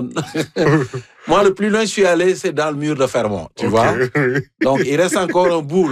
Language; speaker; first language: French; native; French